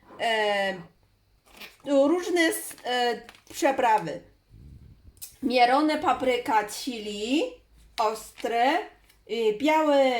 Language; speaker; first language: Polish; non-native, learner; Chinese